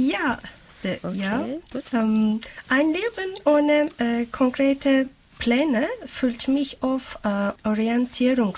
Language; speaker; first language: German; non-native, learner; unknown